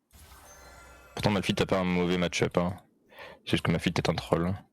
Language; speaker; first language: French; native; French